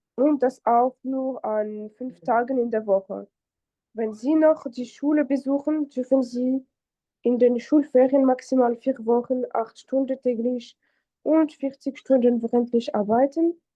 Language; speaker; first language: German; non-native, fluent; French